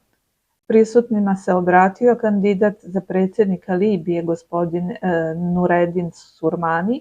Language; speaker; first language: Serbian; native; Serbian